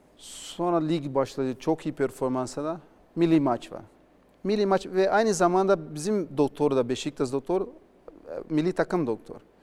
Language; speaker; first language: Turkish; non-native, learner; Portuguese